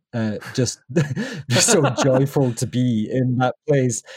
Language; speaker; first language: English; native; English